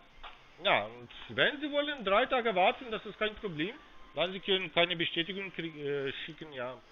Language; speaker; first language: German; non-native, fluent; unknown